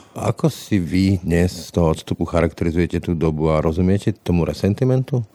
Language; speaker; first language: Slovak; native; Slovak